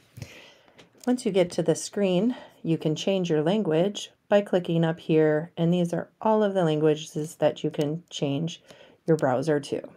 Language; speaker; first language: English; native; English